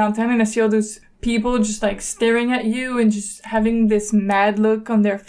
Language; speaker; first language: English; non-native, fluent; French